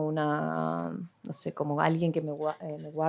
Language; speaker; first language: Spanish; non-native, fluent; Greek